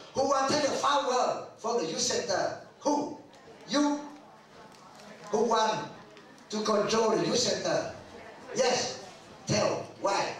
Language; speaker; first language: English; non-native, learner; Vietnamese